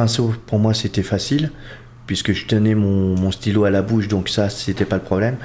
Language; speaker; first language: French; early bilingual, other home language; Portuguese